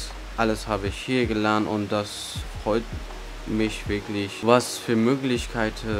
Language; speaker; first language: German; early bilingual, other home language; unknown